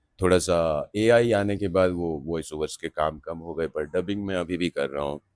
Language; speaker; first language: Hindi; non-native, local second language; Maithili